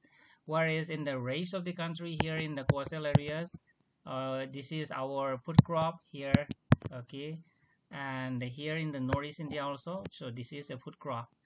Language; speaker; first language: English; non-native, local second language; Manipuri